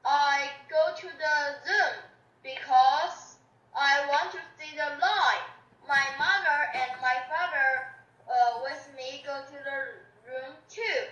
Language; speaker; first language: English; non-native, learner; Chinese